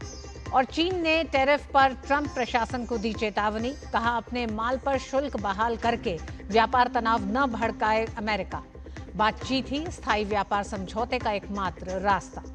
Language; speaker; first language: Hindi; native; Hindi